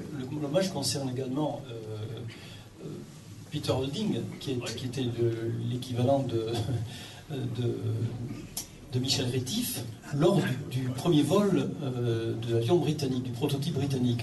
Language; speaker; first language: French; native; French